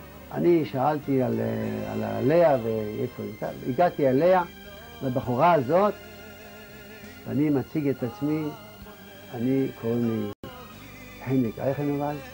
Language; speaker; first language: Hebrew; non-native, fluent; Yiddish